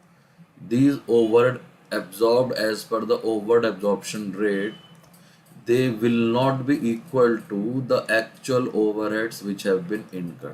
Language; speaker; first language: English; non-native, local second language; Hindi